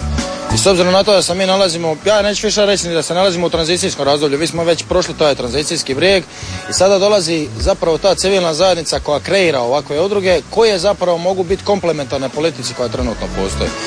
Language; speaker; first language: Serbian; native; Serbian